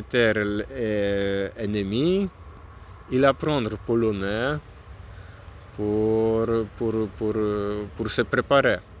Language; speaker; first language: French; non-native, learner; Polish